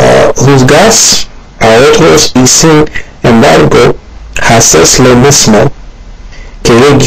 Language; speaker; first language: Spanish; non-native, learner; Haitian Creole